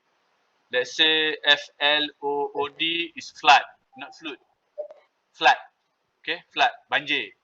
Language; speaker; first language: English; non-native, local second language; Malay